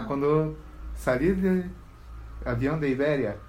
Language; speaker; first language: Spanish; non-native, learner; Portuguese